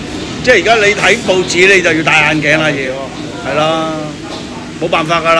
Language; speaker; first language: Cantonese; native; Cantonese